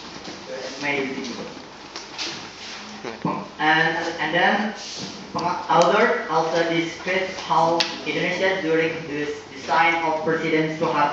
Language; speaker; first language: English; non-native, learner; Indonesian